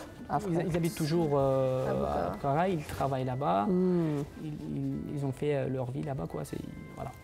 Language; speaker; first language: French; non-native, fluent; Uzbek